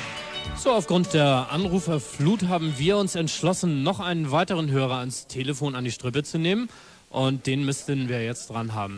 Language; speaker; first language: German; native; German